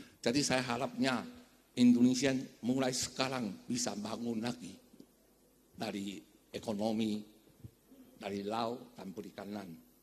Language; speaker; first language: Indonesian; non-native, fluent; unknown